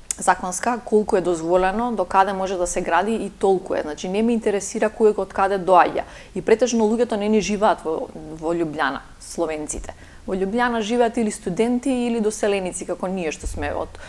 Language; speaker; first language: Macedonian; native; Macedonian